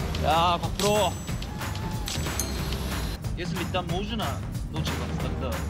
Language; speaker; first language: Russian; non-native, learner; Korean